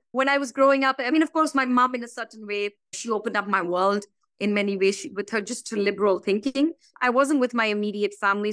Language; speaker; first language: English; non-native, local second language; Bangla